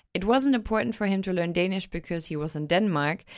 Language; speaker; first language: English; non-native, fluent; German